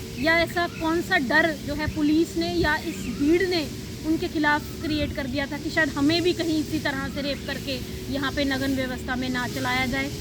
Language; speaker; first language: Hindi; non-native, local second language; Punjabi